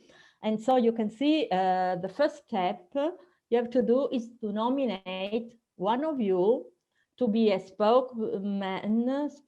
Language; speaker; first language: English; non-native, fluent; Italian